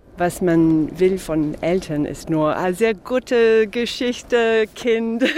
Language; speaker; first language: German; non-native, fluent; English